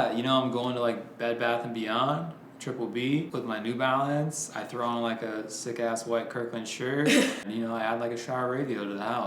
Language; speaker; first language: English; native; English